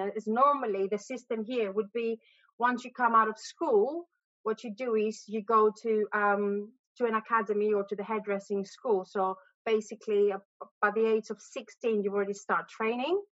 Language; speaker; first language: English; non-native, fluent; Greek